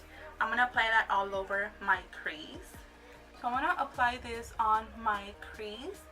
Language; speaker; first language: English; native; English